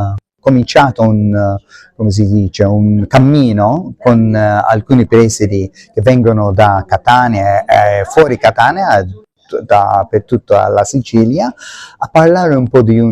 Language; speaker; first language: Italian; non-native, fluent; Maltese